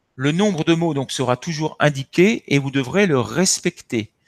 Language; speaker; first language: French; native; French